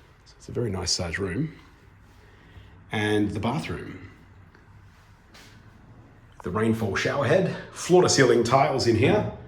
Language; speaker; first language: English; native; English